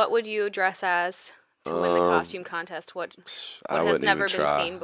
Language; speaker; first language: English; native; English